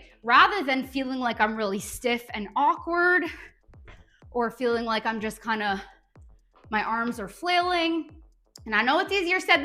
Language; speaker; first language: English; native; English